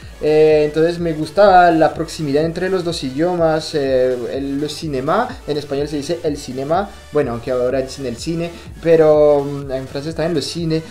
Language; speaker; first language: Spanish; non-native, fluent; French